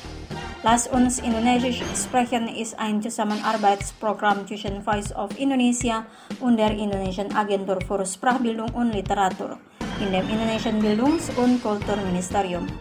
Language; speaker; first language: German; non-native, fluent; Indonesian